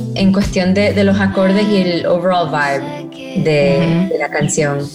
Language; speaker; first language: Spanish; early bilingual, heritage; Spanish